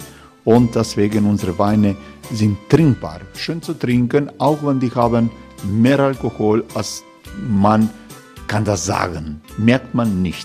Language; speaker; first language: German; non-native, learner; Croatian